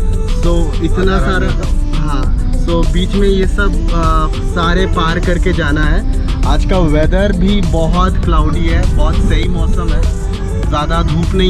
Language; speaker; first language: Hindi; non-native, local second language; Bangla